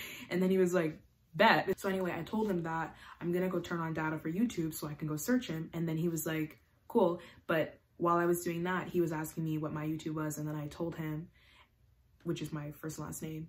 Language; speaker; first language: English; native; English